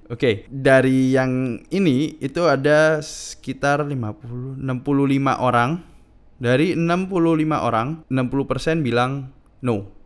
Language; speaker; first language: Indonesian; native; Indonesian